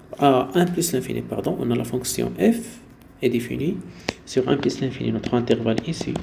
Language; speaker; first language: French; non-native, local second language; Arabic